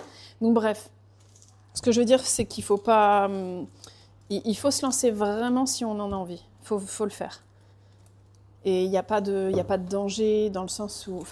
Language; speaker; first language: French; native; French